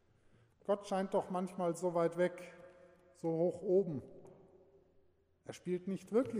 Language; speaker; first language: German; native; German